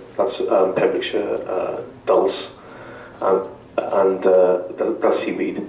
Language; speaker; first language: English; native; English